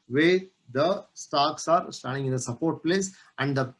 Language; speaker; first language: English; non-native, local second language; Kannada